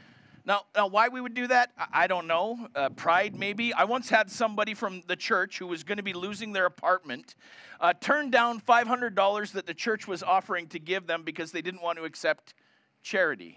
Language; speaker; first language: English; native; English